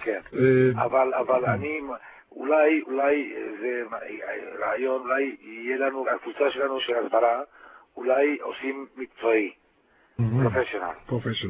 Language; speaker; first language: Hebrew; non-native, fluent; Spanish